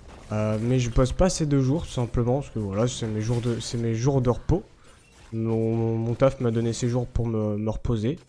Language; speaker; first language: French; native; French